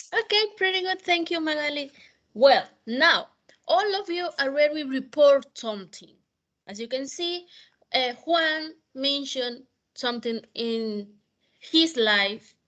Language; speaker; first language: English; non-native, fluent; Spanish